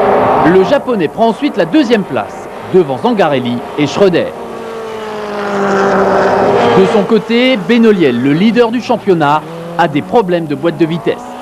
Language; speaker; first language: French; native; French